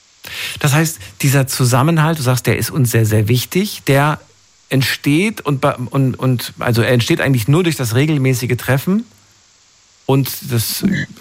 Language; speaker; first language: German; native; German